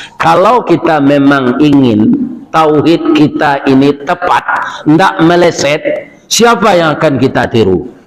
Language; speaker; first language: Malay; non-native, local second language; Minangkabau